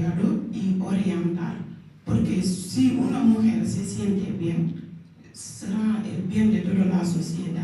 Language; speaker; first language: Spanish; non-native, local second language; Wolof